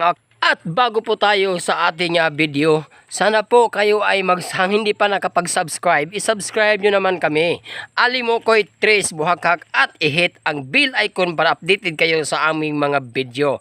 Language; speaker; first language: Filipino; non-native, local second language; Cebuano